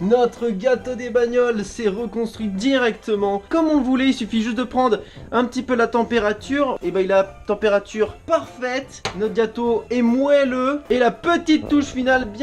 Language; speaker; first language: French; native; French